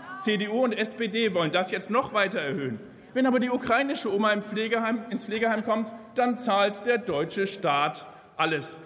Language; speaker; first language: German; native; German